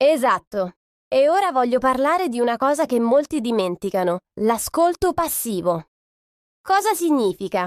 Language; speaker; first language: Italian; non-native, fluent; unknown